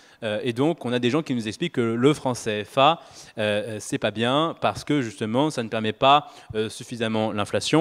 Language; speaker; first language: French; native; French